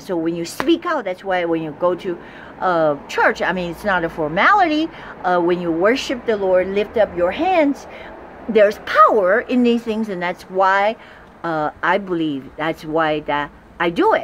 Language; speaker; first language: English; non-native, fluent; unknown